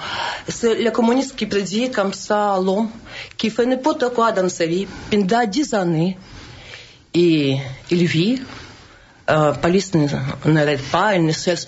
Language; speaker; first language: French; non-native, learner; Russian